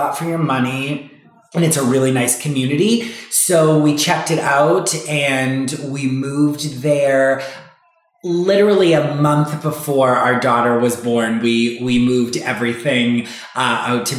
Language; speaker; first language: English; native; English